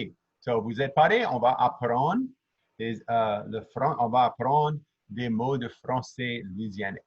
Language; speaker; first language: French; native; French